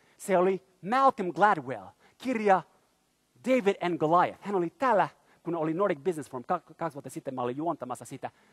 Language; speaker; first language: Finnish; non-native, fluent; French